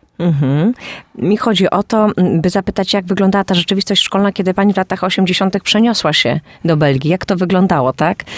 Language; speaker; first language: Polish; native; Polish